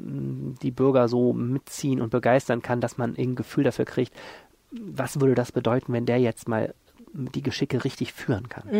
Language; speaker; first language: German; native; German